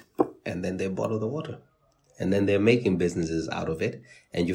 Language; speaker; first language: English; native; English